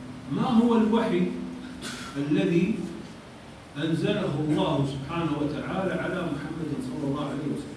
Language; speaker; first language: Arabic; native; Arabic